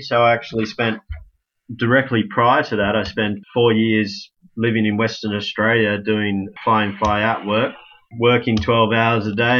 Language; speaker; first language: English; native; English